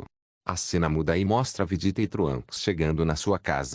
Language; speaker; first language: Portuguese; native; Portuguese